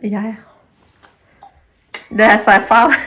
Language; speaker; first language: French; native; French